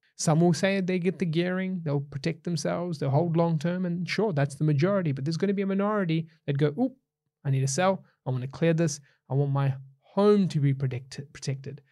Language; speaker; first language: English; native; English